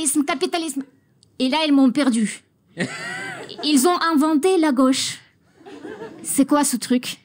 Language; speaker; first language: French; non-native, fluent; Russian